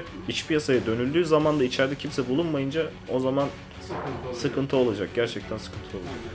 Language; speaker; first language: Turkish; native; Turkish